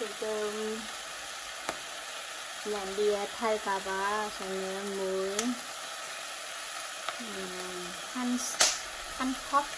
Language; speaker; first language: Korean; non-native, fluent; Khmer